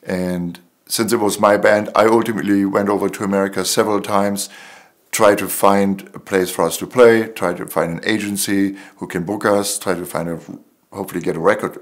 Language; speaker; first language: English; non-native, fluent; German